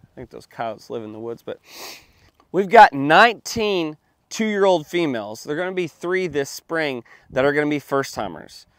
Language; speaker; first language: English; native; English